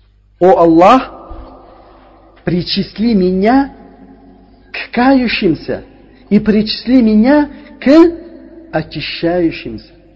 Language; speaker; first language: Russian; non-native, learner; Uzbek